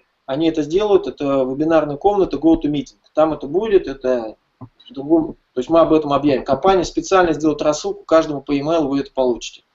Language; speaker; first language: Russian; native; Russian